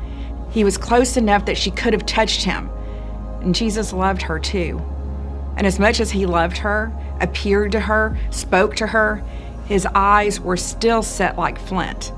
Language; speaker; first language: English; native; English